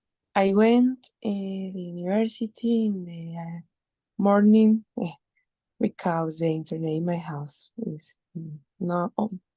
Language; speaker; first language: English; non-native, learner; Spanish